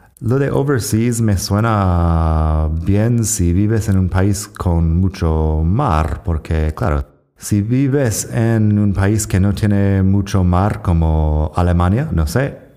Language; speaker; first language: Spanish; non-native, fluent; English